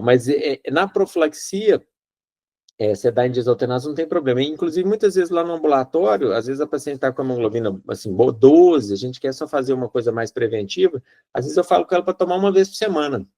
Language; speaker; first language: Portuguese; native; Portuguese